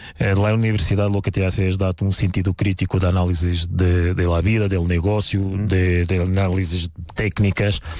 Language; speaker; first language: Spanish; non-native, fluent; Portuguese